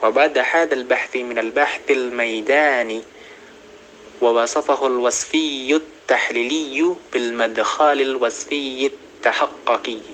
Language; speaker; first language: Arabic; non-native, learner; Indonesian